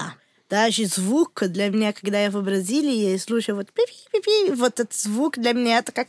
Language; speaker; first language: Russian; non-native, learner; Portuguese